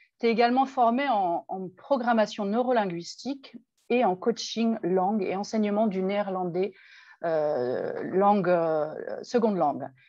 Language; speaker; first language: French; native; French